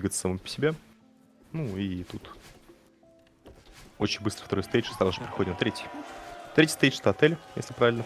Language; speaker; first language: Russian; native; Russian